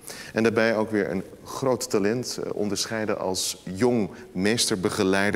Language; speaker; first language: Dutch; native; Dutch